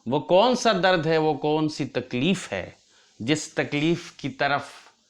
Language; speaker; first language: Hindi; non-native, local second language; Assamese